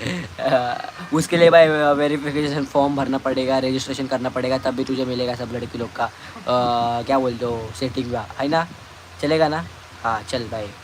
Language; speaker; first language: Hindi; non-native, local second language; Marathi